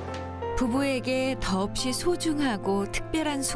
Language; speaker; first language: Korean; native; Korean